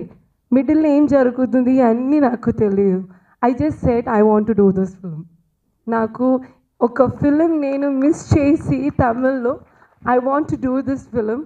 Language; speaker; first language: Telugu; non-native, learner; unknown